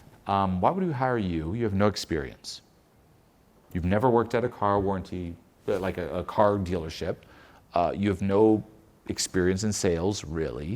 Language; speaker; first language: English; non-native, fluent; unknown